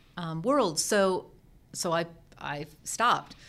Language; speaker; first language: English; native; English